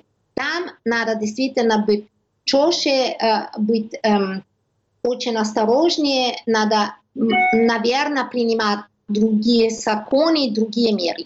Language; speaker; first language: Russian; non-native, learner; German